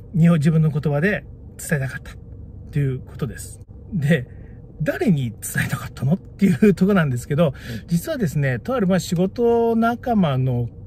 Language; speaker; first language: Japanese; native; Japanese